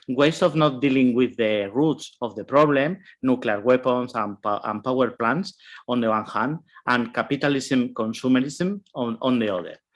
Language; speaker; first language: English; non-native, fluent; Catalan